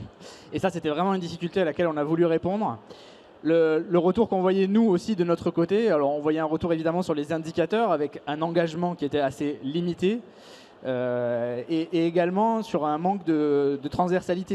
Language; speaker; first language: French; native; French